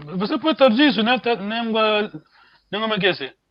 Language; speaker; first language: Portuguese; non-native, fluent; Kongo